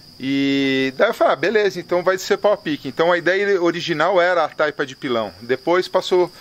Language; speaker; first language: Portuguese; native; Portuguese